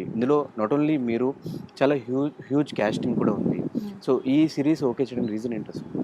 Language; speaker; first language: Telugu; native; Telugu